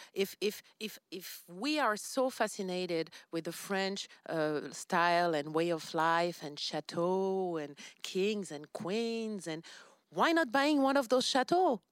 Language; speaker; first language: English; non-native, fluent; French